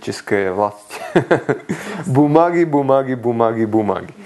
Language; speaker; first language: Russian; non-native, local second language; Lithuanian